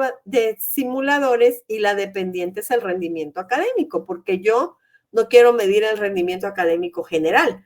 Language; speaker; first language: Spanish; native; Spanish